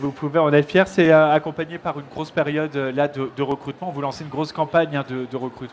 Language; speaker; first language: French; native; French